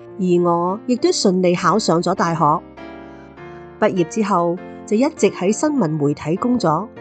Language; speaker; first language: Chinese; non-native, local second language; Cantonese